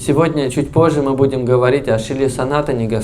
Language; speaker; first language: Russian; native; Russian